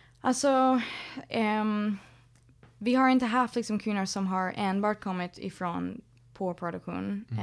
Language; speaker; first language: Swedish; non-native, fluent; English